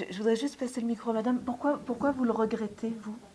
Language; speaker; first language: French; native; French